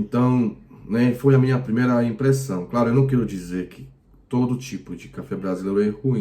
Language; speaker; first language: Portuguese; non-native, fluent; Croatian